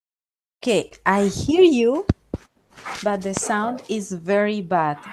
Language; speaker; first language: English; non-native, fluent; Spanish